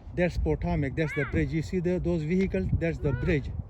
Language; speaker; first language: English; non-native, local second language; Hindi